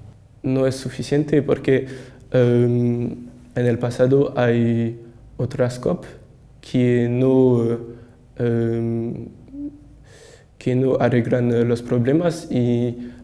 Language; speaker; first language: Spanish; non-native, learner; French